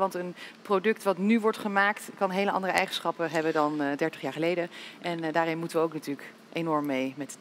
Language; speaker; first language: Dutch; native; Dutch